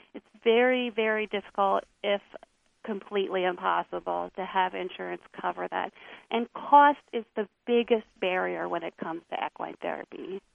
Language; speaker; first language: English; native; English